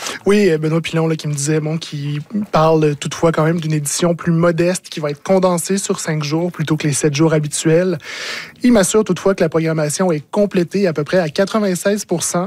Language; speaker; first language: French; native; French